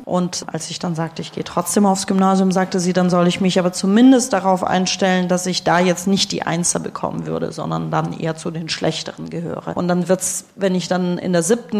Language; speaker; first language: German; early bilingual, other home language; Russian